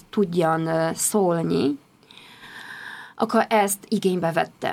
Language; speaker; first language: Hungarian; non-native, fluent; Polish